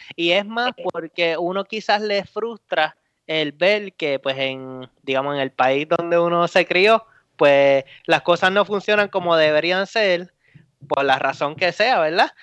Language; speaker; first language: Spanish; native; Spanish